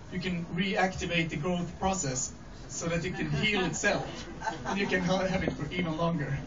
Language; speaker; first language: English; non-native, fluent; Swedish